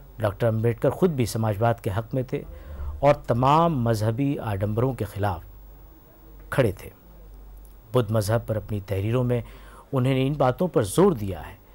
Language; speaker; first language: Urdu; native; Urdu